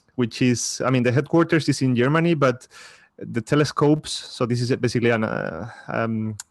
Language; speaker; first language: English; non-native, fluent; Spanish